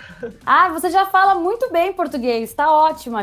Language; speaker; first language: Portuguese; native; Portuguese